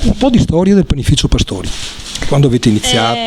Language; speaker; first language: Italian; native; Italian